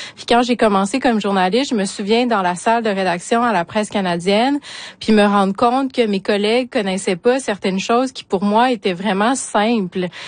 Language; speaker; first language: French; native; French